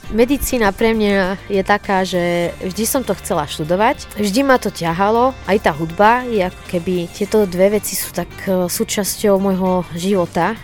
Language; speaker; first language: Slovak; non-native, fluent; Arabic